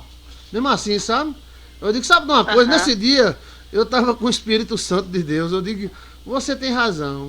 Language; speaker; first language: Portuguese; native; Portuguese